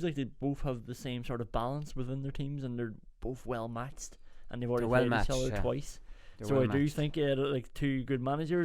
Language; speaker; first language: English; native; English